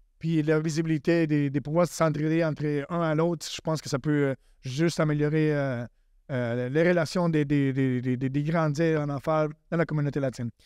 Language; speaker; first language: French; non-native, fluent; Spanish